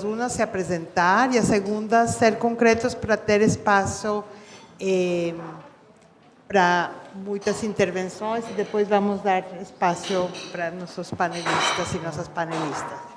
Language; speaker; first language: Portuguese; non-native, fluent; Spanish